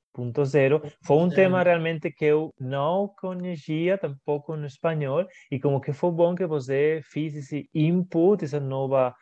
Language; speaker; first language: Portuguese; non-native, fluent; Spanish